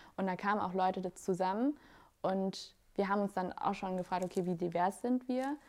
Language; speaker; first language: German; native; German